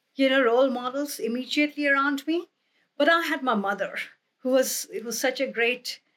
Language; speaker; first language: English; non-native, local second language; Hindi